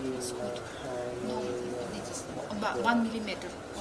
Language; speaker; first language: English; non-native, learner; Russian